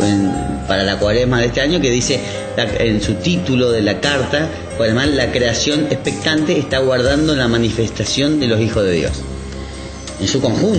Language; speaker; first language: Spanish; native; Spanish